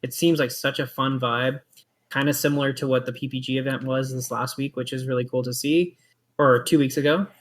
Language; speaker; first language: English; native; English